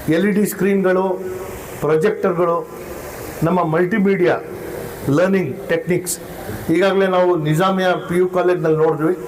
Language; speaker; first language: Kannada; non-native, local second language; Urdu